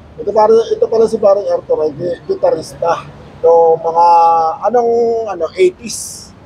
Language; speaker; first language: Filipino; native; Filipino